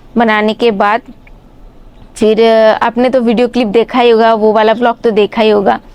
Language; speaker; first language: Hindi; non-native, local second language; Bangla